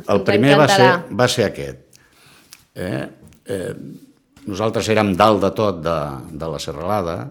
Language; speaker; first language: Catalan; non-native, local second language; Spanish